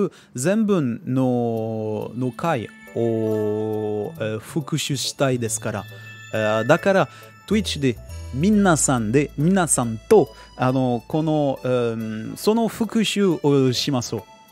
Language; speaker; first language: Japanese; non-native, learner; French